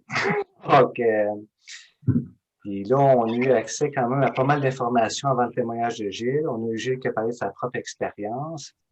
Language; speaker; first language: French; native; French